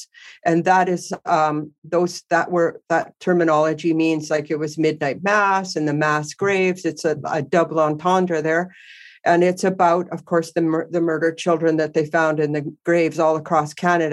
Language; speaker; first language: English; native; English